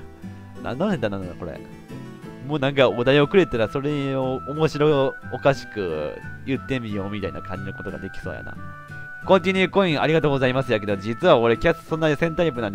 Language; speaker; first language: Japanese; native; Japanese